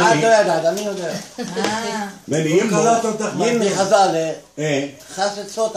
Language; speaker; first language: Hebrew; non-native, fluent; Aramaic